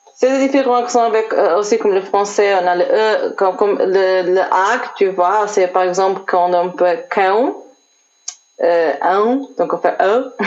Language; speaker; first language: French; non-native, learner; Portuguese